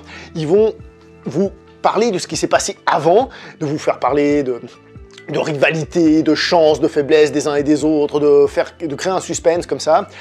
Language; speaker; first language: French; native; French